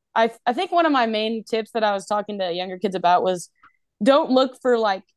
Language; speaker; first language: English; native; English